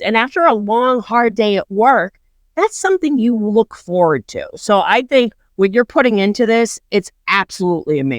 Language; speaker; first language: English; native; English